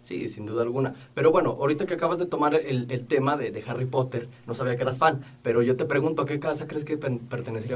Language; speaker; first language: Spanish; native; Spanish